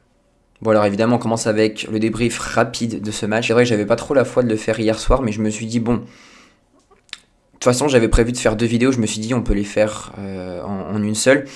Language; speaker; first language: French; native; French